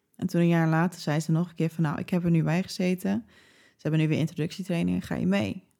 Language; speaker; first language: Dutch; early bilingual, other home language; English